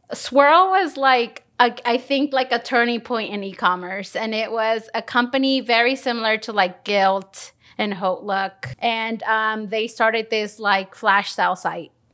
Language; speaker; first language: English; early bilingual, other home language; Spanish